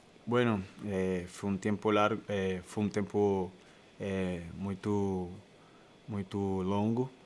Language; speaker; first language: Portuguese; non-native, learner; Spanish